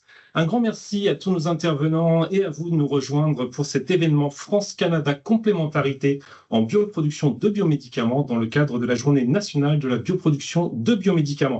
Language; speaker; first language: French; native; French